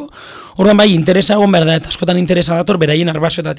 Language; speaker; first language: Basque; native; Basque